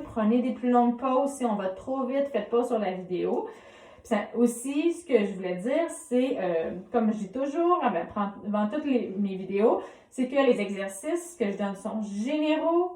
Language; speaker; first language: French; native; French